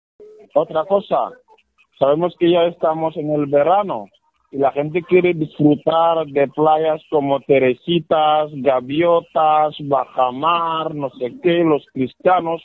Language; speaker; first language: Spanish; non-native, fluent; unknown